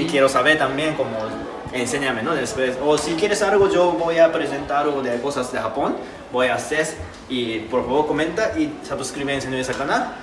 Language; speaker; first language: Spanish; non-native, learner; Japanese